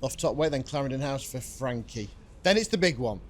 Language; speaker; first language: English; native; English